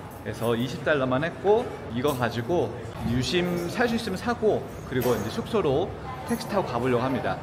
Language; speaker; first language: Korean; native; Korean